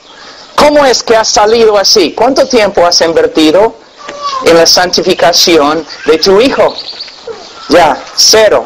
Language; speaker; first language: Spanish; non-native, fluent; English